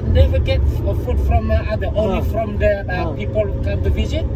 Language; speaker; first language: English; non-native, learner; Indonesian